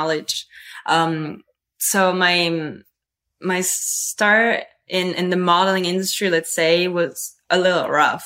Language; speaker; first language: English; non-native, fluent; Italian